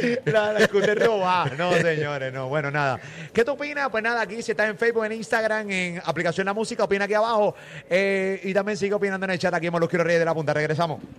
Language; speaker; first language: Spanish; native; Spanish